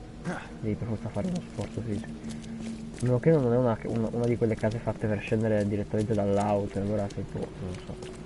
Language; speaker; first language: Italian; native; Italian